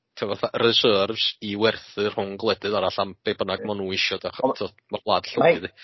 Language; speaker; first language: Welsh; native; Welsh